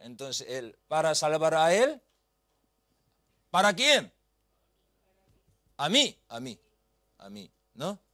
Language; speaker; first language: Spanish; non-native, learner; Korean